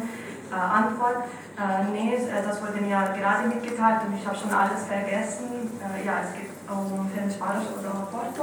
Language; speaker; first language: German; non-native, fluent; Italian